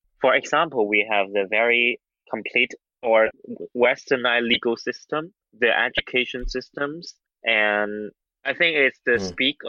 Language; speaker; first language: English; non-native, local second language; Cantonese